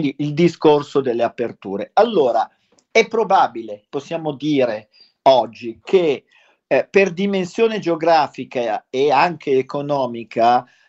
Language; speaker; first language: Italian; native; Italian